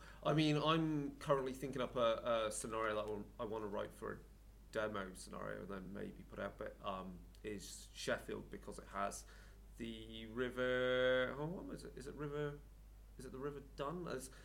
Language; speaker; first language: English; native; English